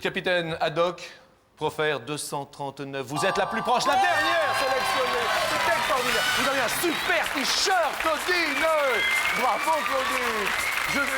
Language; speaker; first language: French; native; French